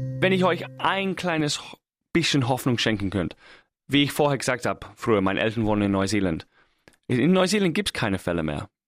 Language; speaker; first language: German; non-native, fluent; English